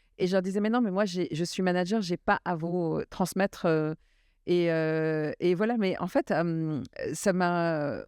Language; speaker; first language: French; early bilingual, other home language; Arabic